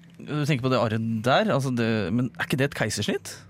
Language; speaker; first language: Norwegian; native; Norwegian